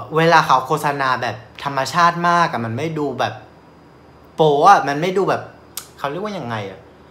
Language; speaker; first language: Thai; non-native, fluent; Vietnamese